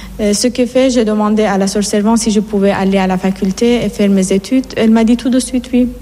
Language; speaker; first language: French; non-native, fluent; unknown